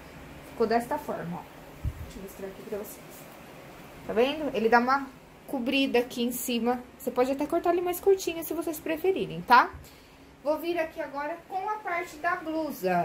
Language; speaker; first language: Portuguese; native; Portuguese